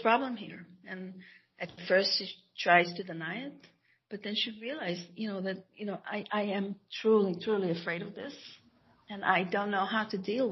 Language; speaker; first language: English; non-native, fluent; Hebrew